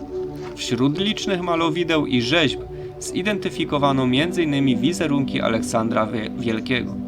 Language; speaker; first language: Polish; native; Polish